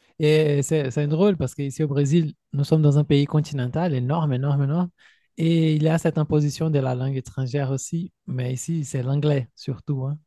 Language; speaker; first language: French; non-native, fluent; Portuguese